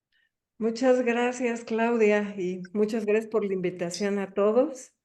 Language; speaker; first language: Spanish; native; Spanish